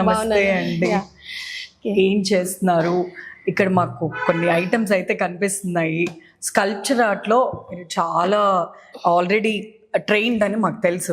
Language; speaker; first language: Telugu; native; Telugu